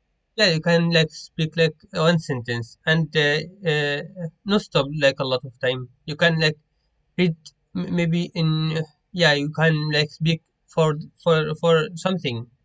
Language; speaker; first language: English; non-native, learner; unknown